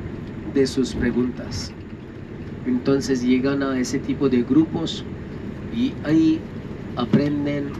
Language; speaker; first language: Spanish; non-native, fluent; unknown